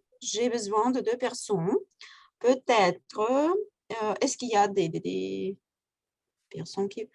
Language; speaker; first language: French; non-native, fluent; Russian